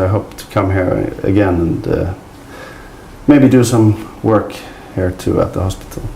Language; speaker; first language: English; non-native, fluent; Swedish